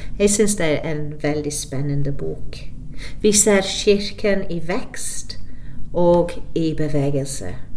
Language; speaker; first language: Norwegian; non-native, fluent; English